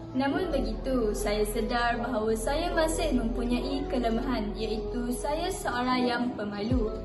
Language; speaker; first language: Malay; native; Malay